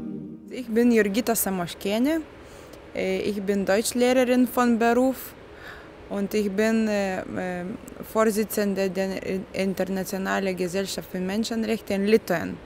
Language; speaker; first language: German; non-native, fluent; Lithuanian